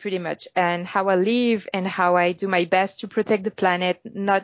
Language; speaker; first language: English; non-native, fluent; French